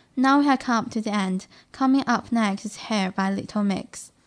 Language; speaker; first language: English; non-native, fluent; Russian